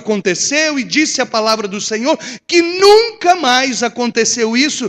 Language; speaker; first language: Portuguese; native; Portuguese